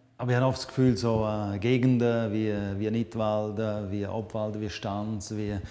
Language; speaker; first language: German; non-native, local second language; Romansh